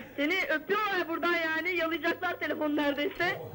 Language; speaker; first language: Turkish; native; Turkish